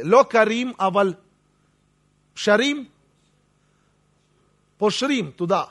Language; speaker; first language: Hebrew; non-native, fluent; Russian